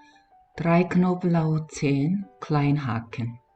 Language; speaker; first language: German; non-native, learner; Korean